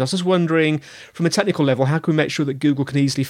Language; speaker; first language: English; native; English